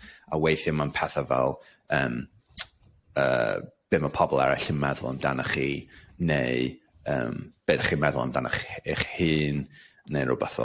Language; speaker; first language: Welsh; non-native, local second language; English